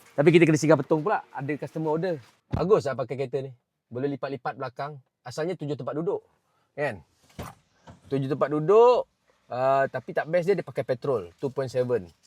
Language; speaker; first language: Malay; native; Malay